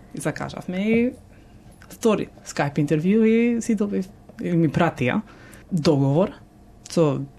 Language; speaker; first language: Macedonian; early bilingual, heritage; Macedonian